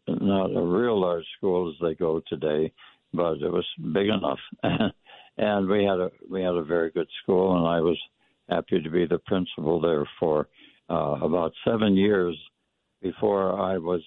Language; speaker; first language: English; native; English